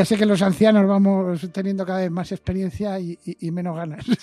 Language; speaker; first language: Spanish; native; Spanish